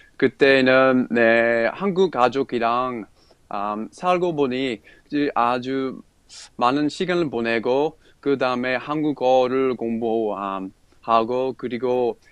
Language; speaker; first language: Korean; non-native, fluent; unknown